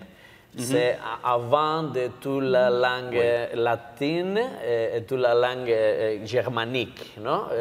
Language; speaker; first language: French; non-native, learner; Basque